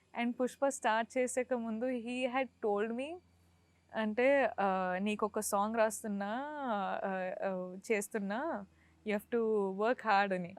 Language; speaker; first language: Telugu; non-native, local second language; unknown